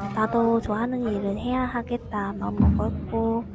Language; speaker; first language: Korean; non-native, fluent; Vietnamese